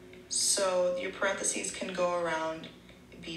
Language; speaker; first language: English; native; English